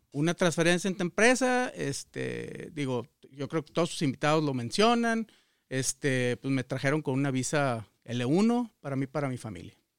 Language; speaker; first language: Spanish; native; Spanish